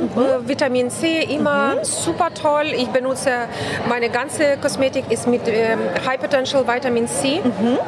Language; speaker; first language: German; non-native, fluent; Ukrainian